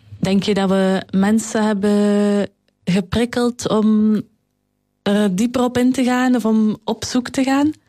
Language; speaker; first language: Dutch; native; Dutch